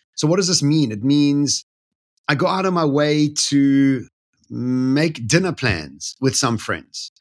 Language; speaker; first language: English; native; English